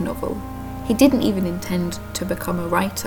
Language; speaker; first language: English; native; English